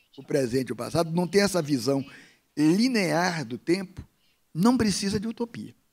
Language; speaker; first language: Portuguese; native; Portuguese